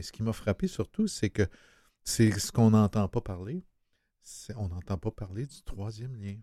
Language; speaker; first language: French; native; French